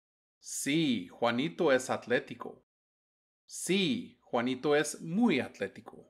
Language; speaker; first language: Spanish; non-native, fluent; English